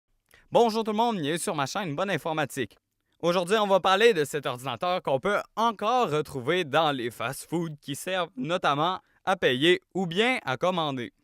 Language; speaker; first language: French; native; French